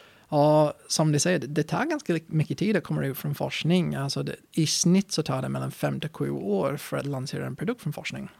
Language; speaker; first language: Swedish; non-native, fluent; English